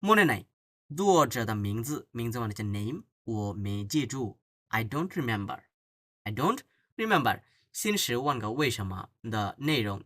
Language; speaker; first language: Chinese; non-native, fluent; Bangla